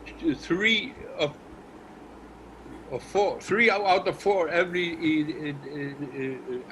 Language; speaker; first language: English; non-native, learner; Icelandic